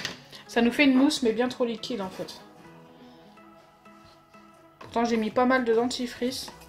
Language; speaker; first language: French; native; French